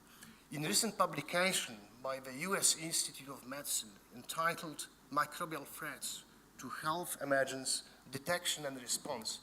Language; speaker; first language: English; non-native, fluent; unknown